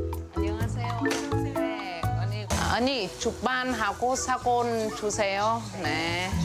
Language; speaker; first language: Korean; non-native, learner; Vietnamese